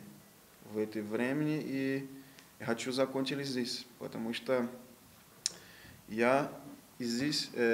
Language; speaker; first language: Russian; non-native, learner; Portuguese